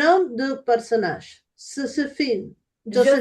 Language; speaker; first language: French; non-native, learner; Spanish